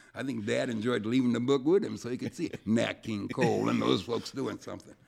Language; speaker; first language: English; native; English